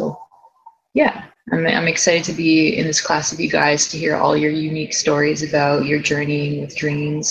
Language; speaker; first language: English; native; English